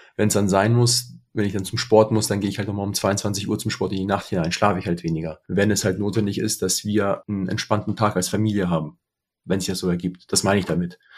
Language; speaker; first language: German; early bilingual, other home language; Russian